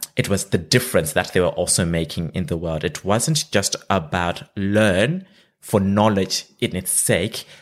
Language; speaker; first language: English; non-native, local second language; Shona